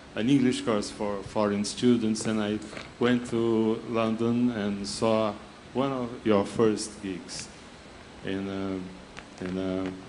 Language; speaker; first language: English; non-native, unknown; Portuguese